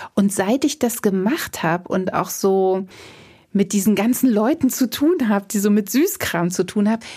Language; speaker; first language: German; native; German